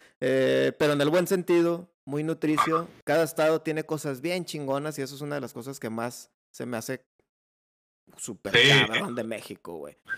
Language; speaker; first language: Spanish; native; Spanish